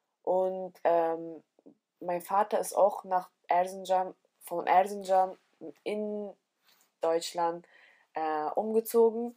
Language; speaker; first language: German; early bilingual, other home language; Turkish